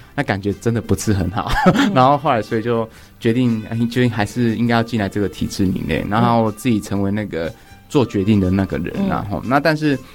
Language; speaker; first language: Chinese; native; Chinese